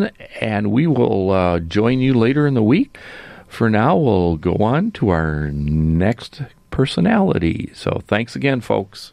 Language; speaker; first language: English; native; English